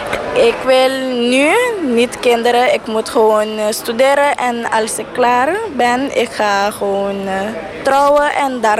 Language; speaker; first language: Dutch; non-native, learner; Papiamento